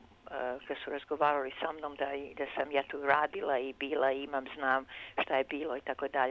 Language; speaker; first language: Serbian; early bilingual, heritage; Serbian